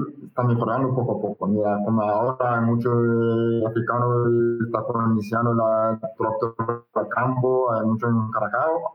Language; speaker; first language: Spanish; non-native, learner; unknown